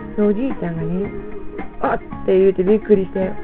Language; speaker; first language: Japanese; native; Japanese